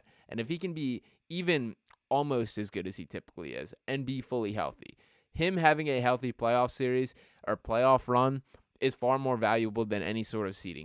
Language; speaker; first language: English; native; English